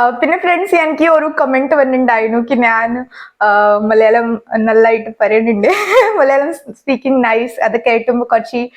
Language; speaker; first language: Malayalam; non-native, learner; Hindi